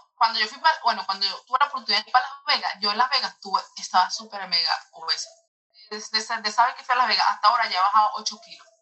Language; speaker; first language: Spanish; native; Spanish